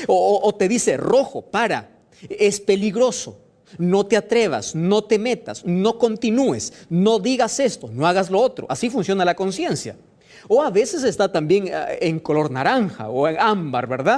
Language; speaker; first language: Spanish; native; Spanish